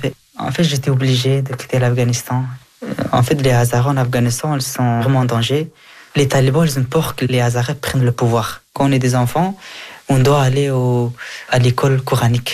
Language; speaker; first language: French; early bilingual, other home language; Persian